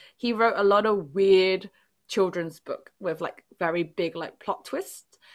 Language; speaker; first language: English; early bilingual, other home language; Cantonese